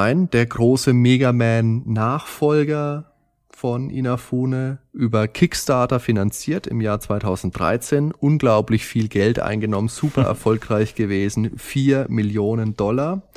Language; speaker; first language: German; native; German